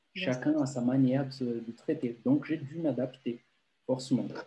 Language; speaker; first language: French; non-native, fluent; Portuguese